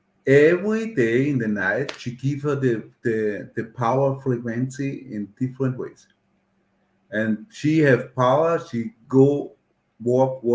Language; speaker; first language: English; non-native, learner; German